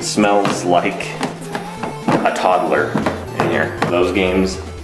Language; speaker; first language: English; native; English